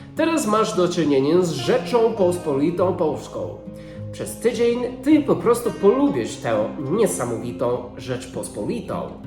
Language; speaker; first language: Polish; non-native, fluent; English